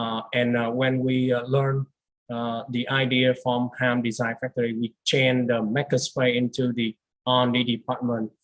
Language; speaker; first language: English; non-native, learner; Vietnamese